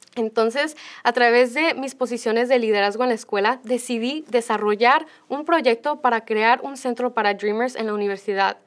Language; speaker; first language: Spanish; early bilingual, heritage; Spanish